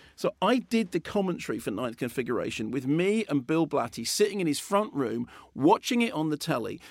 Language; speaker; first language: English; native; English